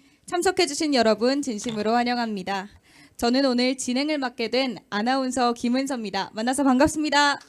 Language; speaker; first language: Korean; native; Korean